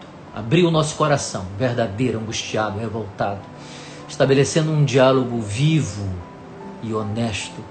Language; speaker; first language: Portuguese; native; Portuguese